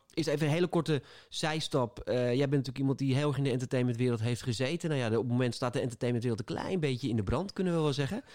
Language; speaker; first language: Dutch; native; Dutch